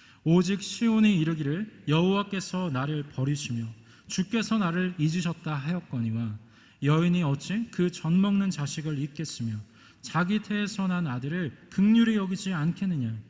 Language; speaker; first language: Korean; native; Korean